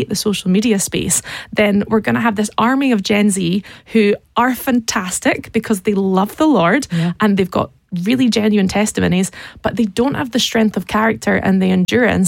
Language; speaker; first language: English; native; English